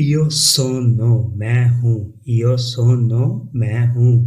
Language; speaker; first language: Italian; non-native, fluent; Urdu